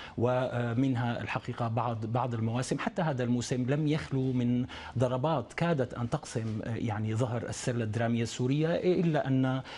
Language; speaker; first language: Arabic; native; Arabic